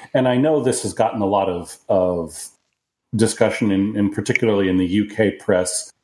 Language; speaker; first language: English; native; English